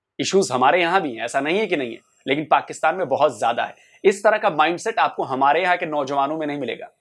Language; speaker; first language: Hindi; native; Hindi